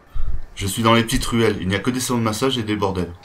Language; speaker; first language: French; native; French